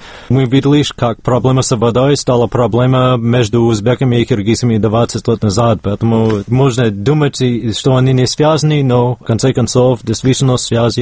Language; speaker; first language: Russian; non-native, fluent; English